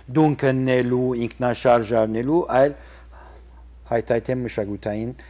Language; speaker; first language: Armenian; early bilingual, heritage; Armenian